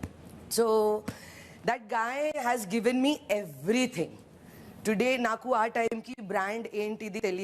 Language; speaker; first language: Telugu; non-native, fluent; Hindi